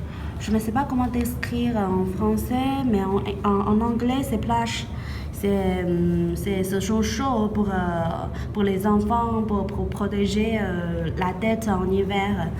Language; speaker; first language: French; non-native, fluent; Chinese